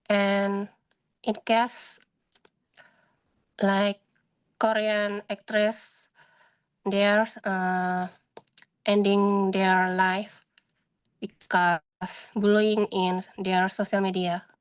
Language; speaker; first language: English; non-native, learner; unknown